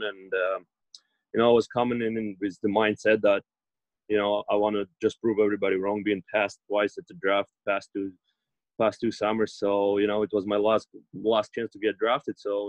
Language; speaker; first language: English; non-native, fluent; Russian